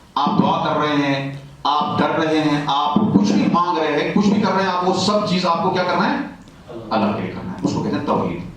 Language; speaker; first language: Urdu; non-native, local second language; Kashmiri